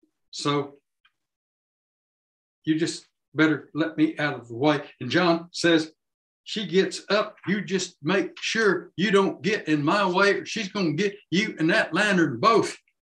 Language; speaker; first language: English; native; English